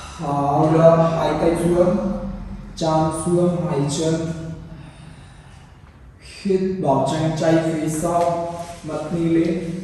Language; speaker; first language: Vietnamese; non-native, learner; Hindi